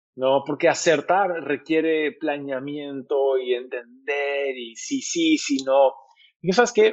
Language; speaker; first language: Spanish; native; Spanish